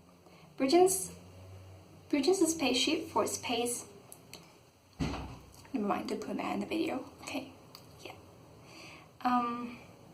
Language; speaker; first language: English; non-native, fluent; Spanish